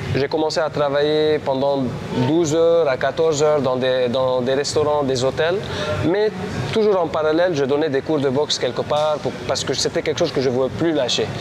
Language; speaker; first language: French; non-native, local second language; Armenian